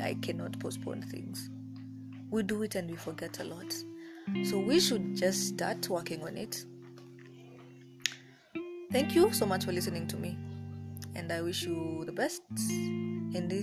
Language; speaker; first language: English; non-native, local second language; Kikuyu